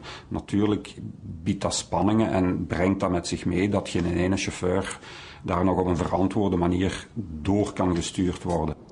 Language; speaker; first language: Dutch; native; Dutch